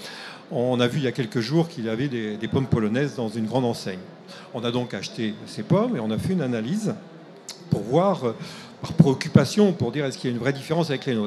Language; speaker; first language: French; native; French